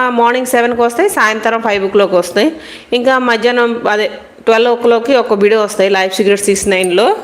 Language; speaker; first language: Telugu; non-native, local second language; Hindi